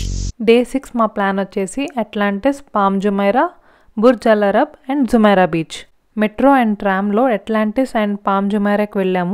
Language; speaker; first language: Telugu; native; Telugu